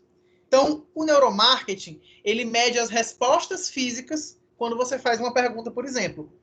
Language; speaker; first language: Portuguese; native; Portuguese